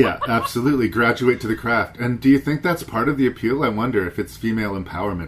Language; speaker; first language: English; native; English